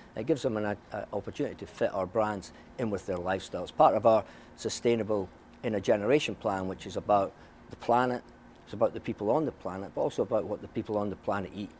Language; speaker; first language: English; native; English